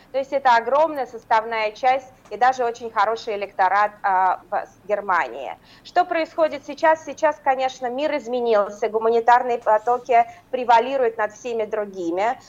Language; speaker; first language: Russian; native; Russian